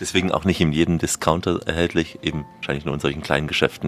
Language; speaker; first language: German; native; German